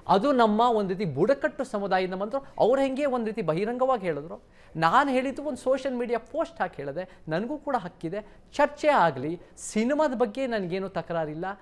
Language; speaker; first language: Kannada; early bilingual, heritage; Kannada